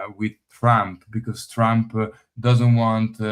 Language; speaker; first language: English; non-native, fluent; Italian